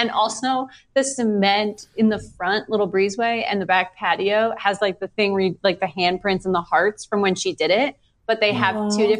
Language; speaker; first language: English; native; English